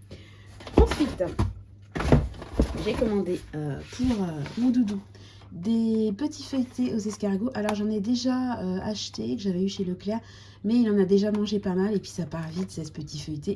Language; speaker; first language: French; native; French